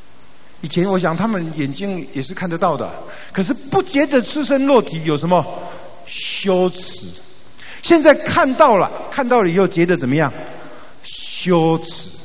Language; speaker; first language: Chinese; native; Chinese